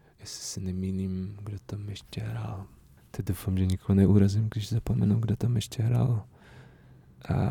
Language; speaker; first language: Czech; non-native, fluent; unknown